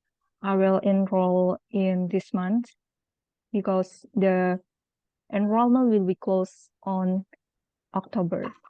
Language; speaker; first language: English; non-native, local second language; Indonesian